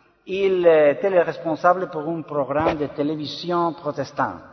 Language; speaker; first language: French; non-native, learner; Spanish